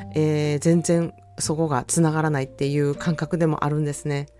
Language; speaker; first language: Japanese; native; Japanese